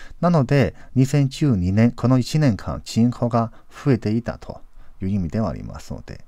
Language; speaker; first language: Japanese; non-native, fluent; Chinese